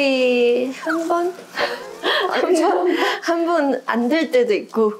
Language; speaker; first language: Korean; non-native, fluent; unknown